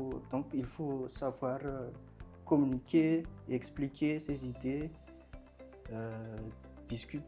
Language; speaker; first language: French; non-native, local second language; Malagasy